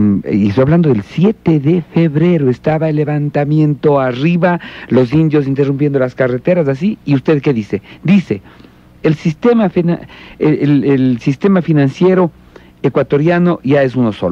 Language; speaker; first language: Spanish; native; Spanish